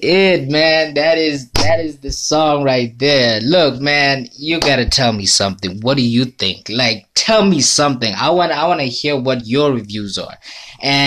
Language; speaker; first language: English; non-native, local second language; Swati